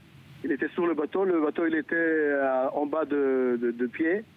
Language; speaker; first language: French; non-native, learner; Hebrew